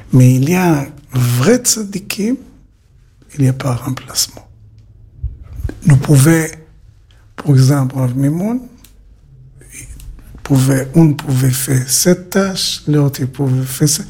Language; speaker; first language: French; non-native, learner; Hebrew